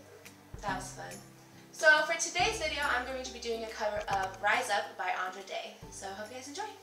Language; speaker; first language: English; native; English